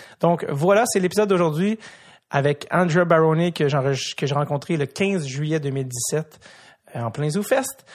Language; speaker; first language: French; native; French